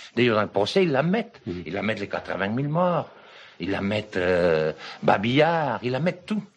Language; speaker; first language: French; non-native, fluent; Serbian